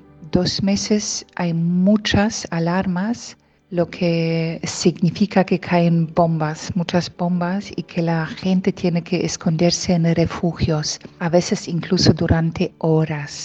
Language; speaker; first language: Spanish; non-native, fluent; Polish